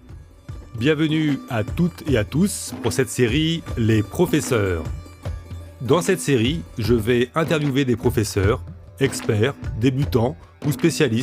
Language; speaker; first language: French; native; French